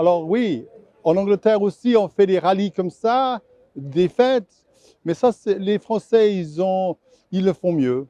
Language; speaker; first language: French; non-native, fluent; English